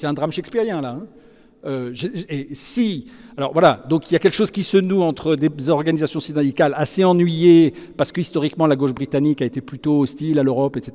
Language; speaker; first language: French; native; French